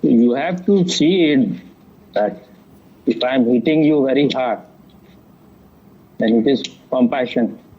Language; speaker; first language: English; non-native, fluent; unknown